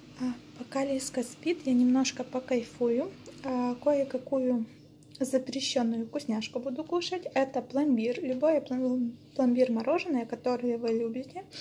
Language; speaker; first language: Russian; non-native, local second language; Ukrainian